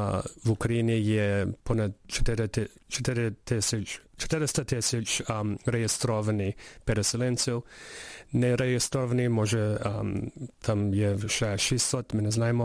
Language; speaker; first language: Ukrainian; early bilingual, heritage; Ukrainian